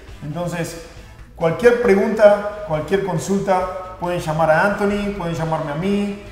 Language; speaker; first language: Spanish; native; Spanish